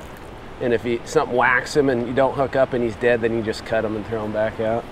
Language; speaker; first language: English; native; English